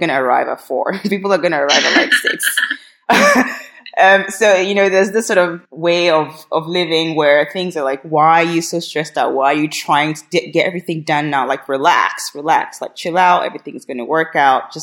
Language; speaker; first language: English; non-native, local second language; Akan